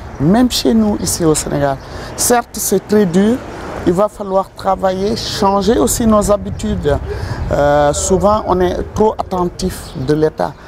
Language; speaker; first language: French; non-native, local second language; Wolof